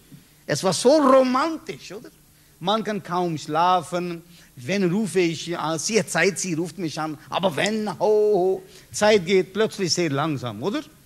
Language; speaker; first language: German; non-native, learner; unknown